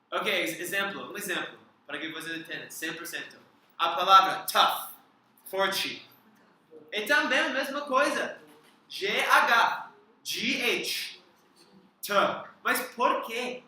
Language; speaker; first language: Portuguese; non-native, learner; English